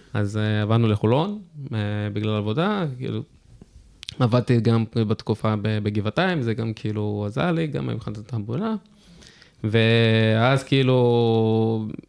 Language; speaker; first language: Hebrew; non-native, fluent; Portuguese